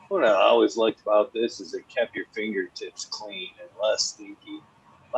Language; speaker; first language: English; native; English